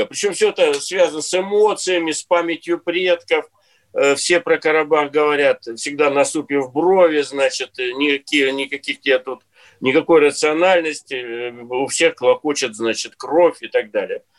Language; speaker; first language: Russian; native; Russian